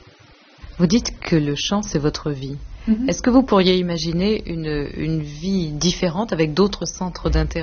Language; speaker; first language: French; native; French